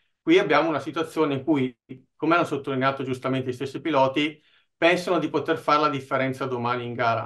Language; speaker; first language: Italian; native; Italian